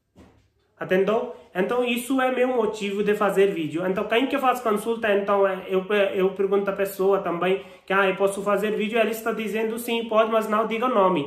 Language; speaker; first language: Portuguese; non-native, learner; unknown